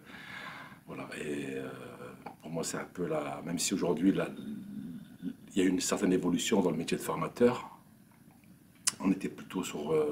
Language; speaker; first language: French; native; French